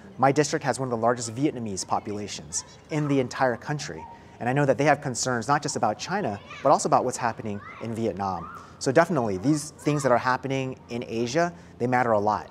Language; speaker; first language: English; early bilingual, other home language; Chinese